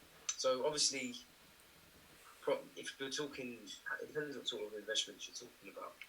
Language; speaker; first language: English; native; English